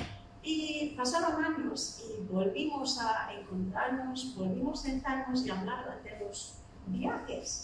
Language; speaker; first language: Spanish; non-native, fluent; Turkish